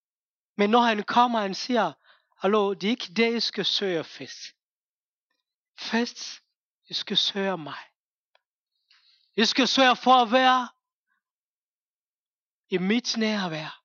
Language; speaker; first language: Danish; non-native, fluent; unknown